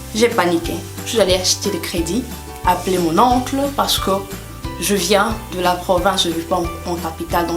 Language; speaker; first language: French; non-native, local second language; Lingala